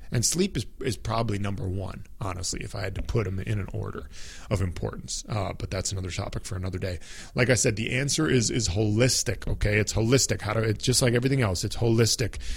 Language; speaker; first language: English; native; English